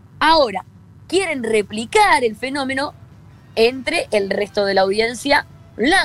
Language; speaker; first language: Spanish; native; Spanish